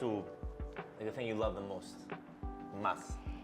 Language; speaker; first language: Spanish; non-native, learner; English